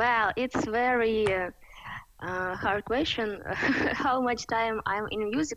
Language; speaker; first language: English; non-native, fluent; Ukrainian